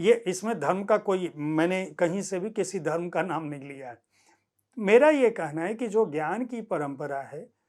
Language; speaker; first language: Hindi; native; Hindi